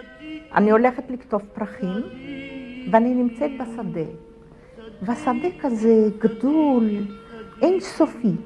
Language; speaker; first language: Hebrew; non-native, fluent; Polish